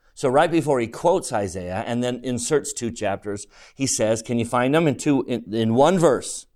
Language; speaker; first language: English; native; English